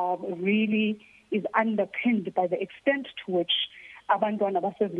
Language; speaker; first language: English; non-native, local second language; Xhosa